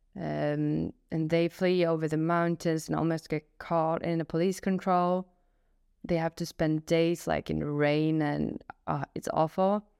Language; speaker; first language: English; non-native, fluent; Swedish